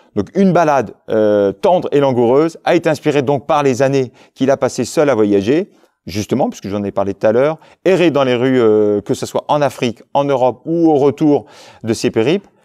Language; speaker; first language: French; native; French